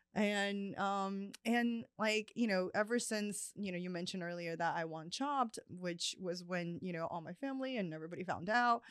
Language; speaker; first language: English; early bilingual, other home language; Chinese